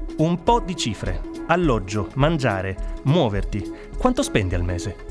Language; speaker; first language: Italian; native; Italian